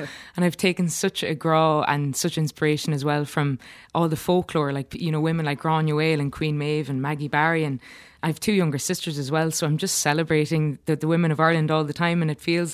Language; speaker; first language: English; native; English